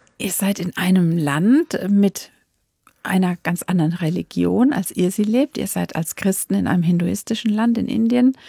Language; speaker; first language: German; native; German